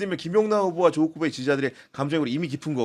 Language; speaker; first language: Korean; native; Korean